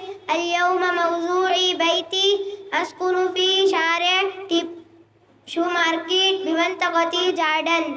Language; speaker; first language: Arabic; non-native, learner; Urdu